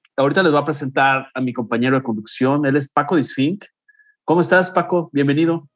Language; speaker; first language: Spanish; native; Spanish